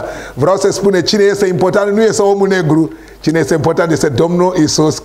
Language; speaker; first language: Romanian; non-native, learner; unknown